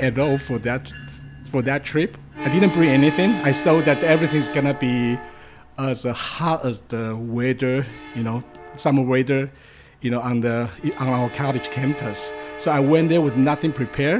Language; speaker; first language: English; non-native, fluent; Chinese